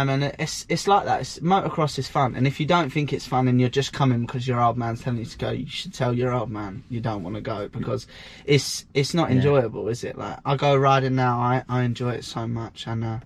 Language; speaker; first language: English; native; English